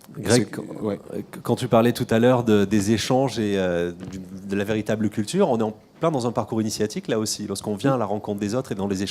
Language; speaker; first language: French; native; French